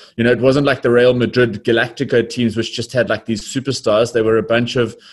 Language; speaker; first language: English; native; English